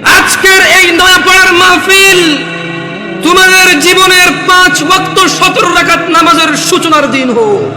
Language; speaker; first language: Bangla; early bilingual, heritage; Bangla